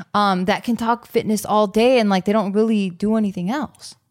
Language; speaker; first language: English; native; English